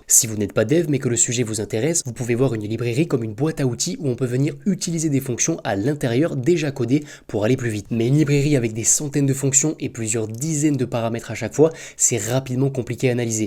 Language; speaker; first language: French; native; French